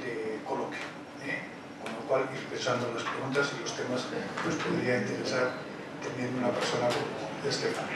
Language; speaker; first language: Spanish; native; Spanish